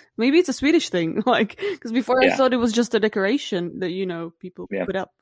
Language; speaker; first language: English; non-native, fluent; Czech